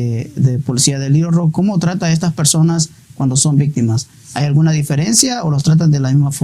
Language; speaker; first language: Spanish; native; Spanish